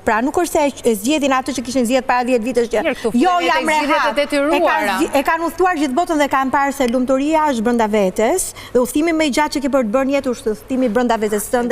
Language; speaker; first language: Albanian; native; Albanian